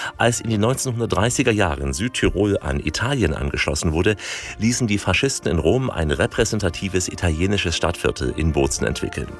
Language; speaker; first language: German; native; German